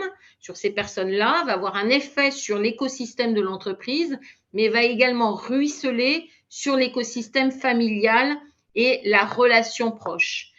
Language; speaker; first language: French; native; French